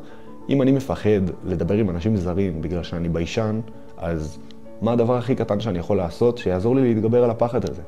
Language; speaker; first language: Hebrew; native; Hebrew